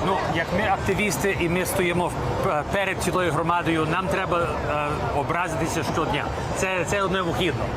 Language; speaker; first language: Ukrainian; early bilingual, heritage; Ukrainian